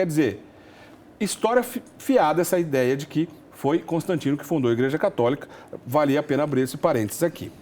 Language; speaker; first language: Portuguese; native; Portuguese